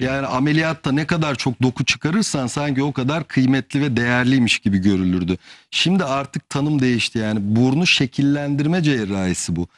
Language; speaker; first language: Turkish; native; Turkish